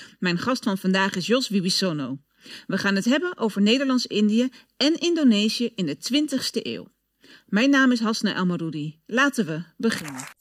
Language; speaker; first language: Dutch; early bilingual, other home language; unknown